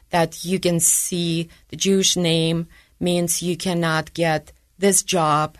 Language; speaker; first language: English; non-native, fluent; Ukrainian